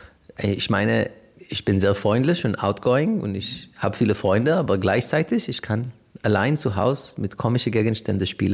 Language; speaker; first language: German; non-native, learner; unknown